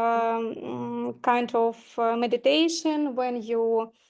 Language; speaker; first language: English; non-native, learner; Ukrainian